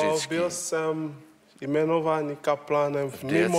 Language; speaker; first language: Czech; non-native, learner; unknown